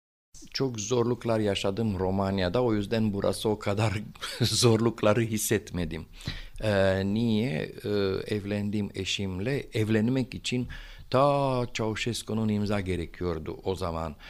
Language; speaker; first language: Turkish; non-native, fluent; Romanian